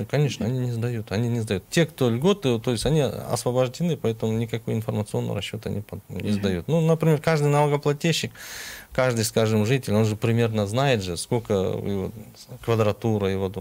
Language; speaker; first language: Russian; non-native, local second language; Kyrgyz